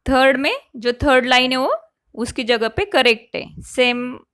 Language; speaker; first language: Hindi; non-native, local second language; Marathi